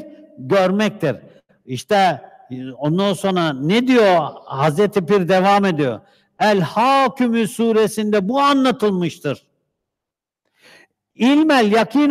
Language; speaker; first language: Turkish; native; Turkish